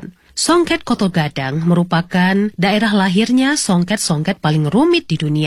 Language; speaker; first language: Indonesian; native; Indonesian